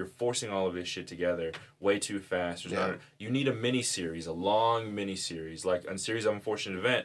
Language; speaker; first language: English; native; English